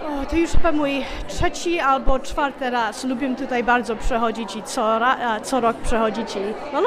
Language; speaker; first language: Polish; early bilingual, heritage; English